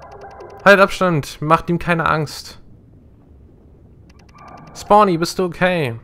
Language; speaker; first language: German; native; German